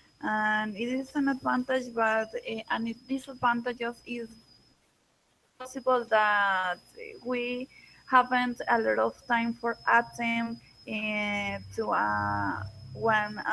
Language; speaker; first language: English; non-native, learner; Spanish